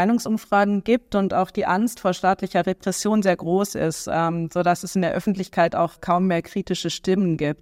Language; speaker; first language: German; native; German